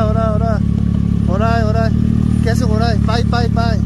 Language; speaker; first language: Korean; native; Korean